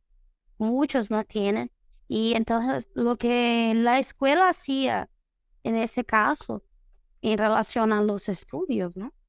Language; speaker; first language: Spanish; non-native, fluent; Portuguese